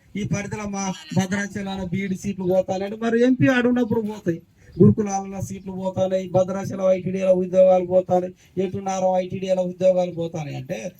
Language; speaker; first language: Telugu; non-native, local second language; Koya